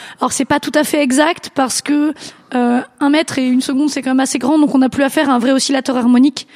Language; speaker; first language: French; native; French